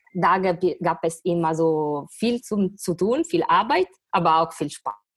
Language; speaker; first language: German; non-native, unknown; Italian